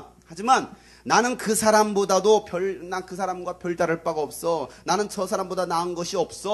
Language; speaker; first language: Korean; native; Korean